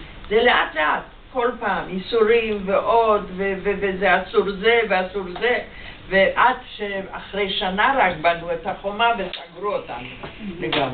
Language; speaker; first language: Hebrew; non-native, fluent; Yiddish